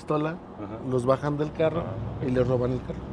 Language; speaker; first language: Spanish; native; Spanish